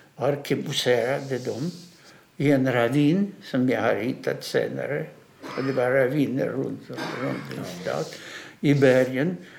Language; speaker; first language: Swedish; non-native, fluent; Russian